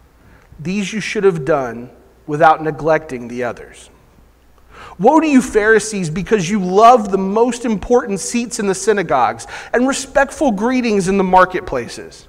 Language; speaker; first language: English; native; English